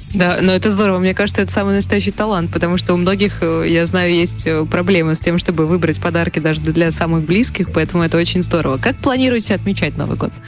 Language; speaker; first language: Russian; native; Russian